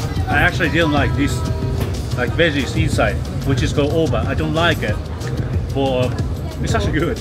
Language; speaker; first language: English; non-native, fluent; Japanese